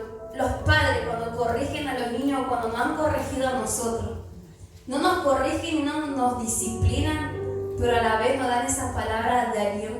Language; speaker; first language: Spanish; native; Spanish